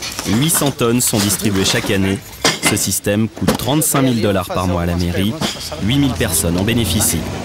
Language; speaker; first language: French; native; French